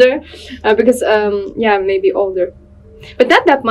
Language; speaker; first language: English; non-native, learner; Russian